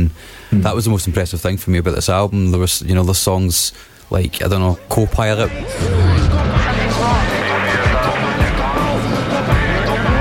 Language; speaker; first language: English; native; English